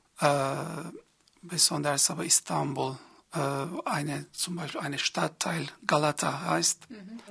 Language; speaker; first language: German; non-native, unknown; Turkish